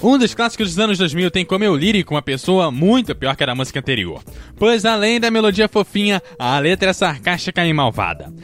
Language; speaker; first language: Portuguese; native; Portuguese